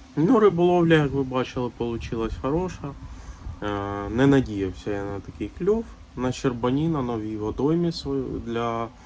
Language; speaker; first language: Ukrainian; non-native, local second language; Russian